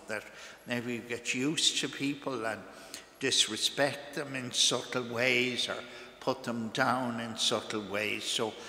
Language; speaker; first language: English; native; English